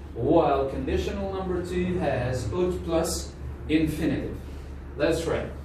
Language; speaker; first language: English; non-native, fluent; Albanian